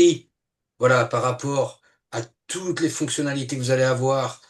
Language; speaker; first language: French; native; French